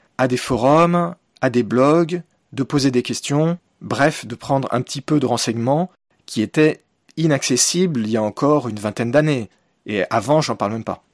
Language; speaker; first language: French; native; French